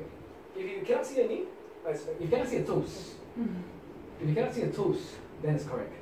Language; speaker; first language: English; non-native, local second language; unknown